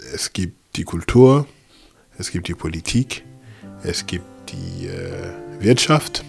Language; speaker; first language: German; non-native, fluent; French